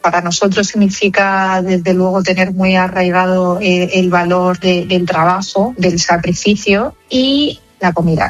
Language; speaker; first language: Spanish; native; Spanish